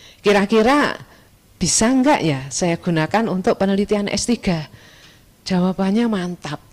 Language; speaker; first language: Indonesian; non-native, local second language; Javanese